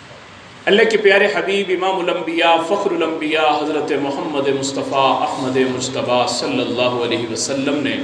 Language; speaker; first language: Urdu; non-native, local second language; Punjabi